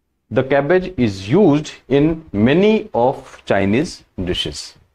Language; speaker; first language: English; non-native, local second language; Hindi